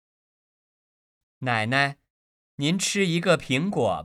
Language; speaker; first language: Chinese; native; Chinese